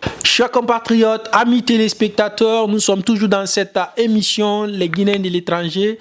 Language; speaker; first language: French; non-native, local second language; Fula